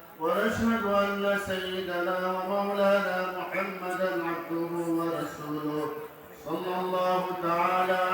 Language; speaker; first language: Arabic; non-native, fluent; Bangla